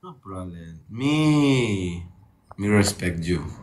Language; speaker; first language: English; non-native, learner; Spanish